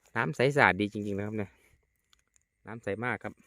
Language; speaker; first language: Thai; native; Thai